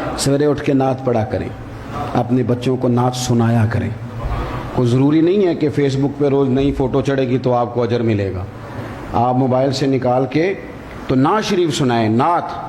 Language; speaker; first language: Urdu; non-native, local second language; Punjabi